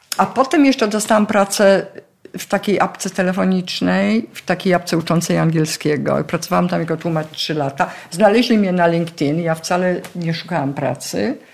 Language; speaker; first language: Polish; native; Polish